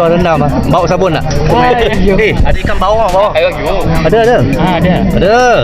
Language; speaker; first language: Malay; non-native, local second language; Chinese